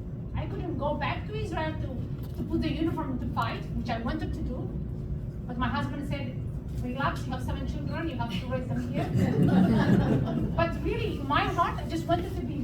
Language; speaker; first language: English; non-native, local second language; Hebrew